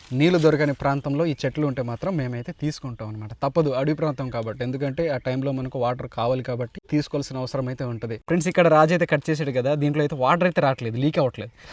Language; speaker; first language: Telugu; native; Telugu